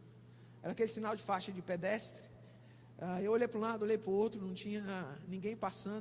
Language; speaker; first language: Portuguese; native; Portuguese